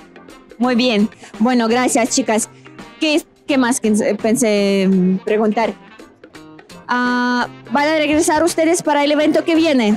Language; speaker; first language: Spanish; non-native, fluent; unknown